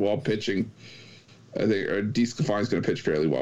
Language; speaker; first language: English; native; English